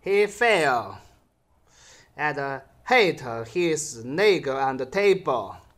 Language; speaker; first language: English; non-native, learner; Chinese